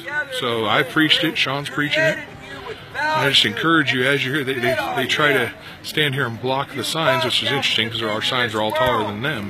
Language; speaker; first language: English; native; English